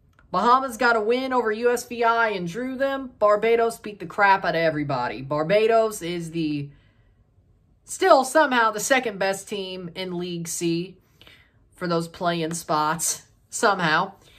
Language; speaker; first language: English; native; English